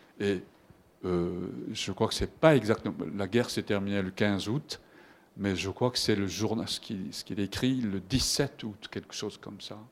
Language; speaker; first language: French; non-native, fluent; Japanese